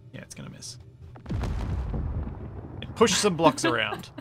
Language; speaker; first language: English; native; English